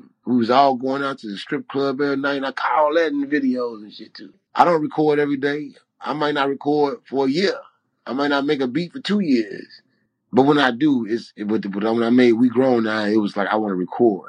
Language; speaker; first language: English; native; English